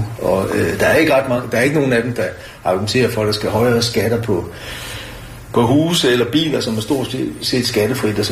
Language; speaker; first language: Danish; native; Danish